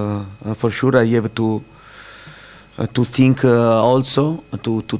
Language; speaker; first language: English; non-native, fluent; Italian